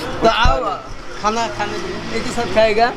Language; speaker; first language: Hindi; non-native, learner; Bangla